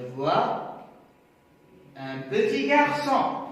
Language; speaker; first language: French; non-native, local second language; Arabic